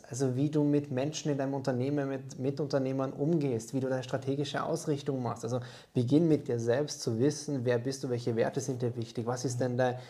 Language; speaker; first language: German; native; German